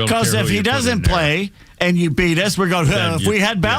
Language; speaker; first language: English; native; English